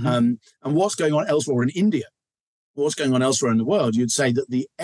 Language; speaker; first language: English; native; English